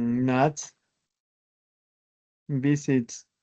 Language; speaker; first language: English; non-native, learner; Spanish